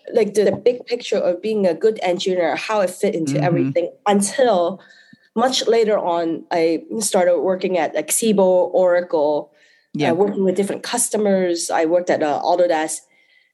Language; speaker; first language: English; non-native, local second language; Cantonese